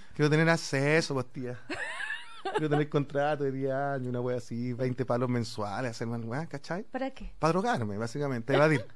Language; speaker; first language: Spanish; native; Spanish